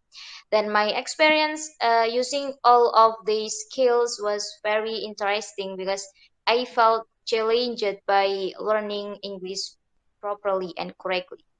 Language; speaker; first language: English; non-native, learner; Indonesian